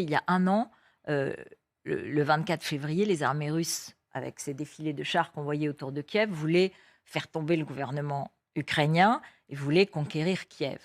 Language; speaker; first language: French; native; French